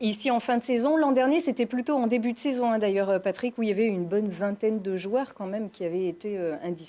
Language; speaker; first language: French; native; French